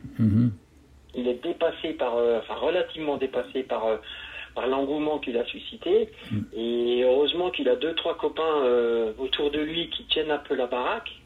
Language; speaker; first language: French; native; French